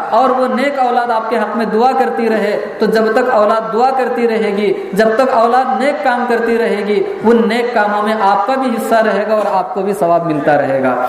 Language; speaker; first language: Urdu; native; Urdu